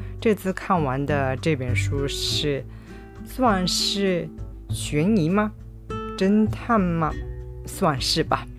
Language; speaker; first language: Chinese; non-native, fluent; Japanese